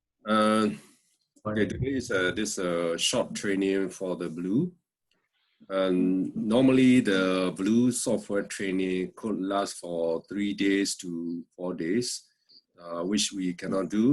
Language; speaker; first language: English; non-native, local second language; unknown